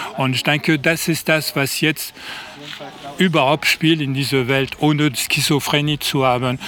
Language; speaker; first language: German; non-native, fluent; French